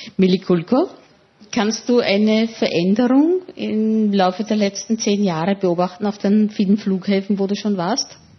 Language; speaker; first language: German; native; German